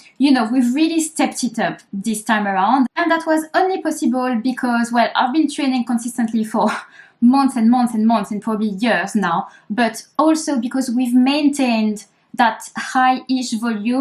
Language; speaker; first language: English; native; English